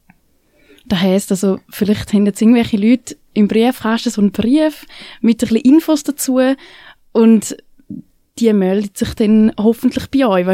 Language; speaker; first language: German; native; German